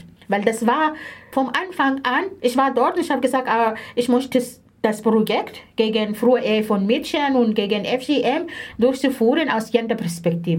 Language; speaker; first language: German; non-native, fluent; Arabic